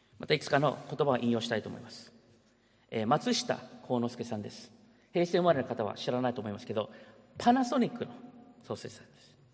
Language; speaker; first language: Japanese; early bilingual, heritage; Japanese